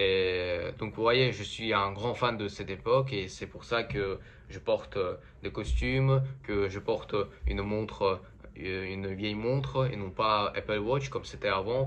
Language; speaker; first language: French; non-native, fluent; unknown